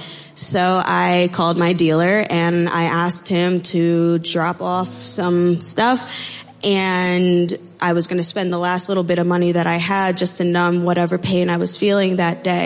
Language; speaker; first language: English; native; English